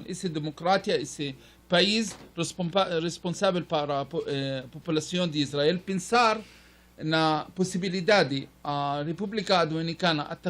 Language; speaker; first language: Spanish; non-native, learner; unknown